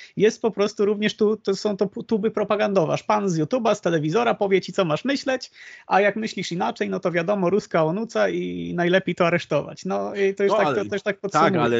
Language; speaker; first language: Polish; native; Polish